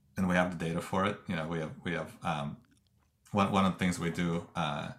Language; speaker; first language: English; non-native, fluent; Russian